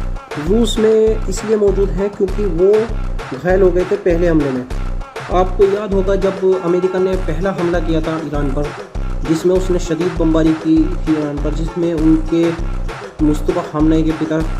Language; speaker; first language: Hindi; native; Hindi